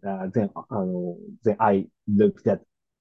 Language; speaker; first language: English; non-native, learner; Japanese